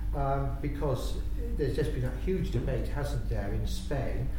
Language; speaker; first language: English; native; English